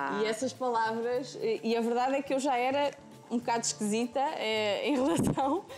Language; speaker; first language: Portuguese; native; Portuguese